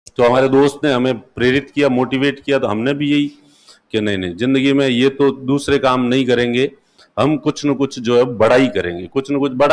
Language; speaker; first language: Hindi; non-native, local second language; Marwari